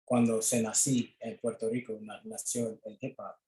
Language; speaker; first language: Spanish; early bilingual, other home language; English